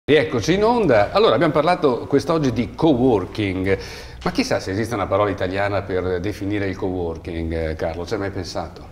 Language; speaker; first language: Italian; native; Italian